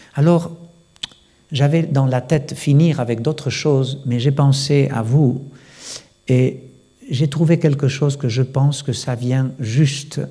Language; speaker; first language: French; non-native, fluent; Spanish